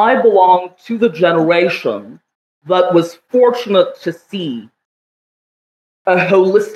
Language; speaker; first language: English; non-native, local second language; Kashmiri